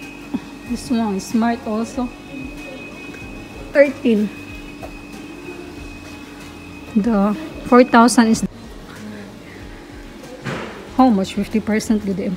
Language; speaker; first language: English; non-native, learner; Filipino